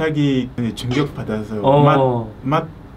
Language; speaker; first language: Korean; non-native, learner; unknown